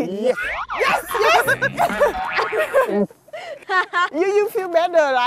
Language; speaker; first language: English; non-native, learner; Vietnamese